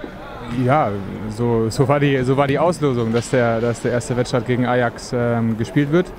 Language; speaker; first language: German; native; German